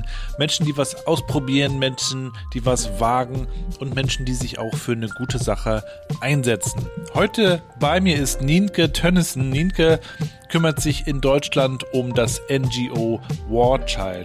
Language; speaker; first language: German; native; German